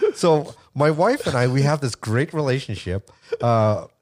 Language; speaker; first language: English; native; English